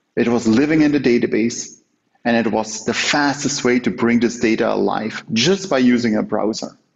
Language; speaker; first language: English; non-native, fluent; Dutch